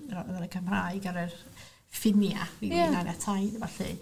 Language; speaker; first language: Welsh; non-native, local second language; English